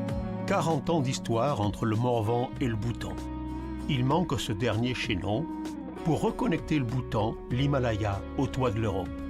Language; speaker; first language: French; native; French